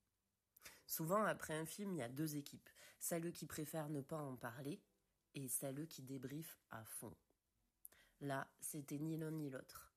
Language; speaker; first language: French; native; French